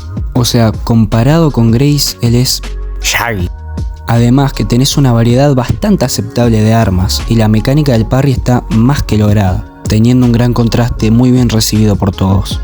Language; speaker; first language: Spanish; native; Spanish